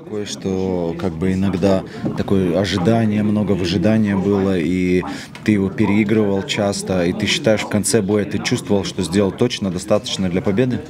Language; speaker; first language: Russian; native; Russian